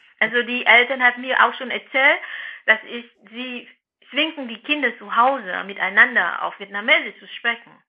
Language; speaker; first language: German; non-native, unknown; Vietnamese